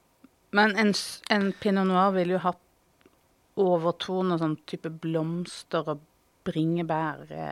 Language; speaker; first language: Norwegian; native; Norwegian